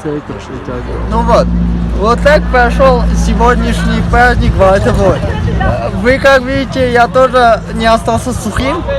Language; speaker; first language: Russian; non-native, local second language; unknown